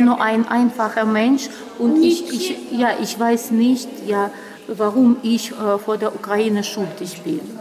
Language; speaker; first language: German; non-native, fluent; Russian